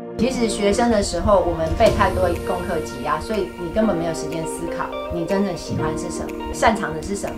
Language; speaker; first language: Chinese; native; Chinese